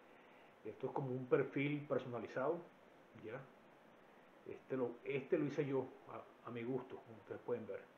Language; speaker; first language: Spanish; native; Spanish